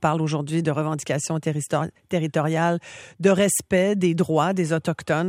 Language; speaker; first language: French; native; French